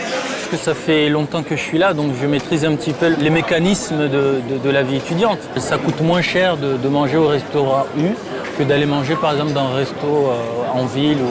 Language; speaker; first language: French; non-native, local second language; Comorian